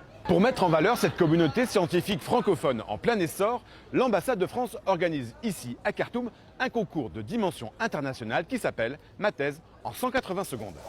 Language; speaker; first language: French; native; French